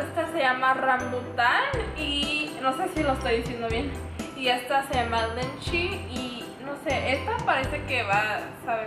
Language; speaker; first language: Spanish; early bilingual, other home language; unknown